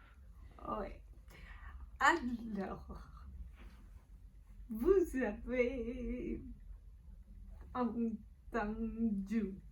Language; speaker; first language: French; non-native, learner; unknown